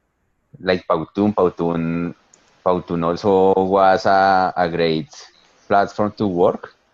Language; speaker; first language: English; non-native, learner; Spanish